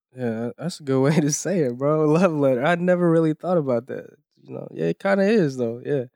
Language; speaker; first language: English; early bilingual, other home language; Iloko